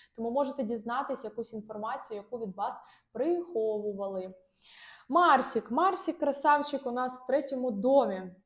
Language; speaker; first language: Ukrainian; non-native, local second language; Russian